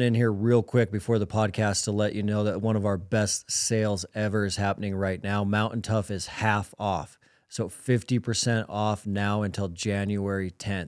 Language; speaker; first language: English; native; English